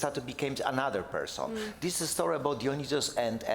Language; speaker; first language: English; non-native, fluent; Polish